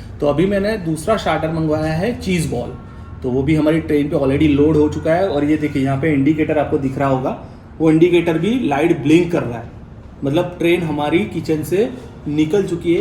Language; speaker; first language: Hindi; native; Hindi